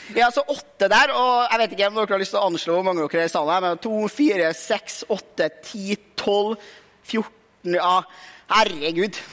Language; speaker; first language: Norwegian; native; Norwegian